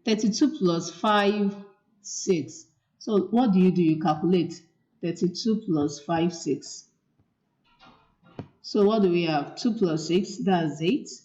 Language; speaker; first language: English; non-native, local second language; Yoruba